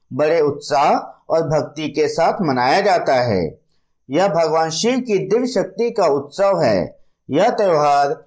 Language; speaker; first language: Hindi; native; Hindi